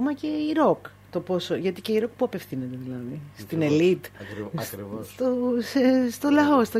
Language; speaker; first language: Greek; native; Greek